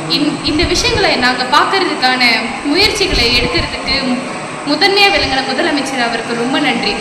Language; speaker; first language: Tamil; early bilingual, heritage; Tamil